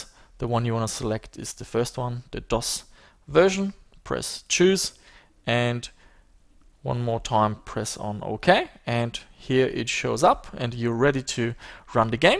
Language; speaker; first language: English; native; English